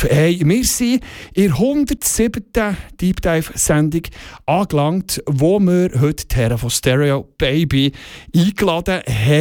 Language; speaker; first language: German; native; German